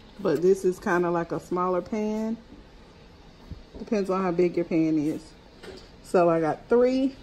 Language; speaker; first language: English; native; English